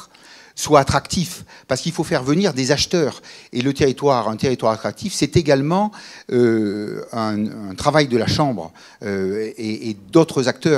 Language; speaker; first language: French; native; French